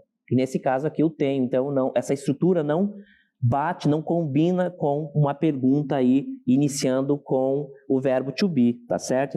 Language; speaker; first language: Portuguese; native; Portuguese